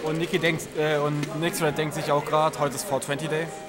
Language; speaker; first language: German; native; German